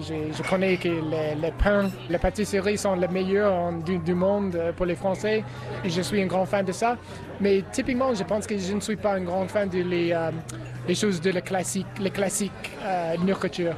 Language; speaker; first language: French; non-native, learner; English